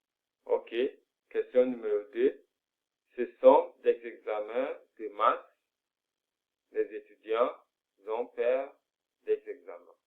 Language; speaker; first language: French; non-native, fluent; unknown